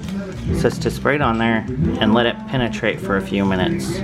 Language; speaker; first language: English; native; English